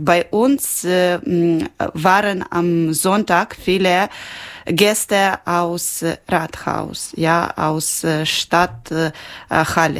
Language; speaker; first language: German; non-native, local second language; Ukrainian